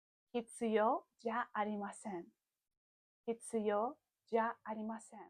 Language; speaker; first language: Japanese; non-native, fluent; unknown